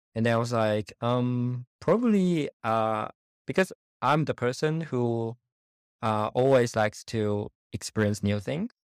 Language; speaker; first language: English; non-native, fluent; Chinese